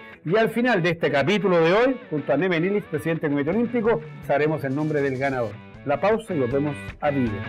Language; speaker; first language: Spanish; native; Spanish